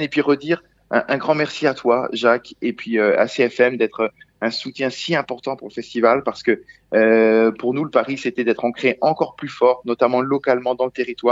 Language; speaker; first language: French; native; French